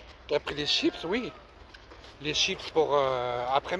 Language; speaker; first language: French; native; French